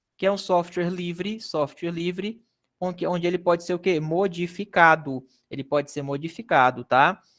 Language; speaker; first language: Portuguese; native; Portuguese